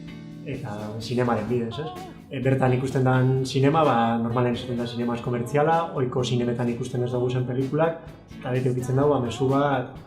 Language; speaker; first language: Basque; native; Basque